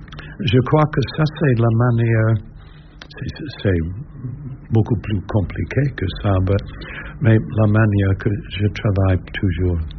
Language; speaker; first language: French; non-native, learner; English